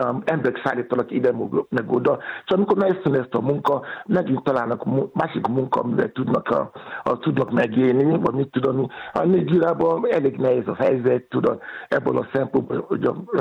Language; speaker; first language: Hungarian; non-native, fluent; Yoruba